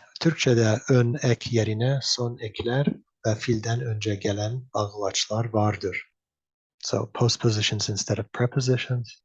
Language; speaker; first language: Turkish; non-native, learner; English